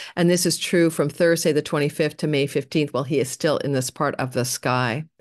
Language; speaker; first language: English; native; English